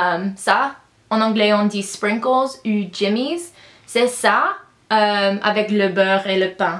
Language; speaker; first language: French; non-native, learner; English